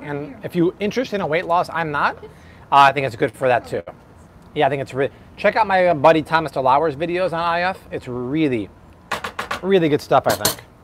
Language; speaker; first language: English; native; English